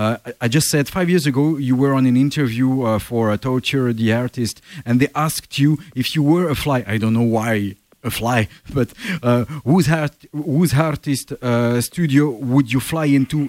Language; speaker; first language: English; non-native, learner; French